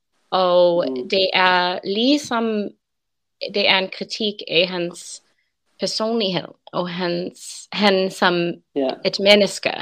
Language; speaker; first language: Danish; non-native, learner; English